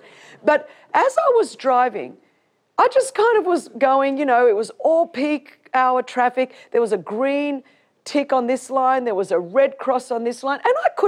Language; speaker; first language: English; native; English